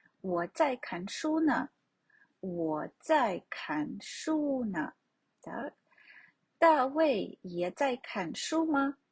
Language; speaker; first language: Chinese; non-native, fluent; Ukrainian